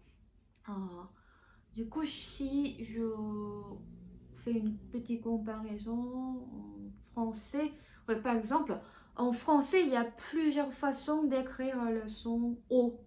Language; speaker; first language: French; non-native, fluent; Korean